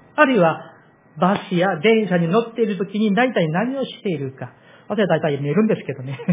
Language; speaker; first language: Japanese; non-native, fluent; Korean